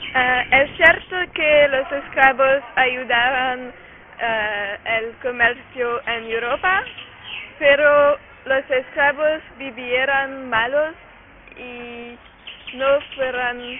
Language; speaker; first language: Spanish; non-native, learner; French